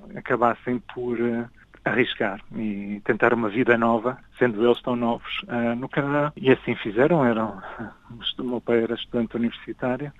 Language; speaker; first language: Portuguese; early bilingual, other home language; English